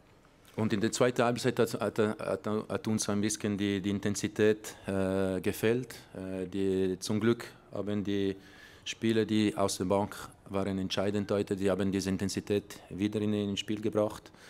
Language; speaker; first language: German; non-native, learner; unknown